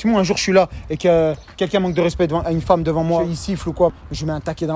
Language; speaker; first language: French; native; French